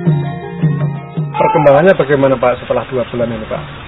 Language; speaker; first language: Indonesian; native; Indonesian